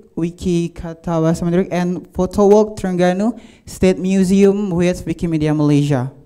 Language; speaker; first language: English; non-native, learner; Indonesian